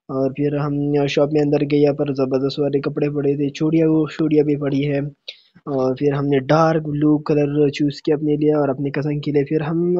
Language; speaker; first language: Hindi; native; Hindi